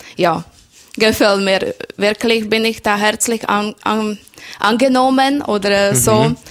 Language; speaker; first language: German; non-native, learner; Slovak